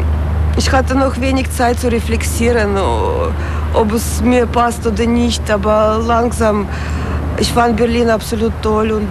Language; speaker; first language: German; non-native, fluent; Russian